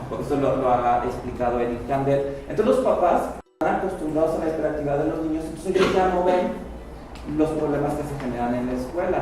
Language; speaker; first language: Spanish; native; Spanish